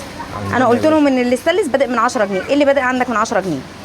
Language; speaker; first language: Arabic; native; Arabic